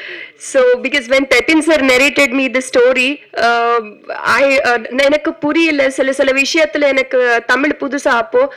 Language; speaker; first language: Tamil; non-native, learner; Telugu